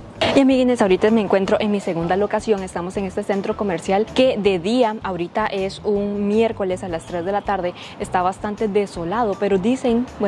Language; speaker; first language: Spanish; native; Spanish